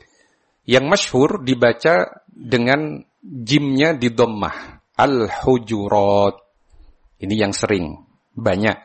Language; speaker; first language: Indonesian; native; Indonesian